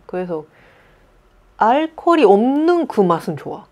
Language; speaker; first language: Korean; non-native, fluent; Japanese